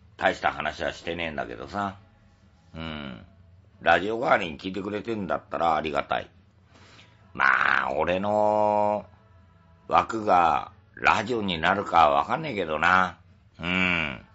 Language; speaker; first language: Japanese; native; Japanese